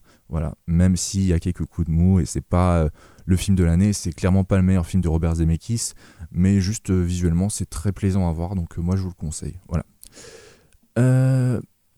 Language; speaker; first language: French; native; French